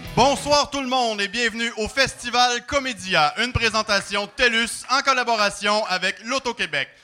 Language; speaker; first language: French; native; French